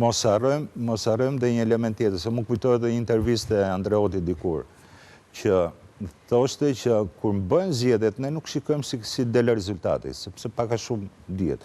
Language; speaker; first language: Albanian; native; Albanian